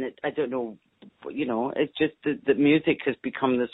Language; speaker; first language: English; native; English